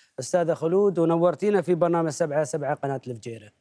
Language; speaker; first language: Arabic; native; Arabic